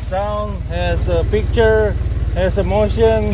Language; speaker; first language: English; non-native, learner; Indonesian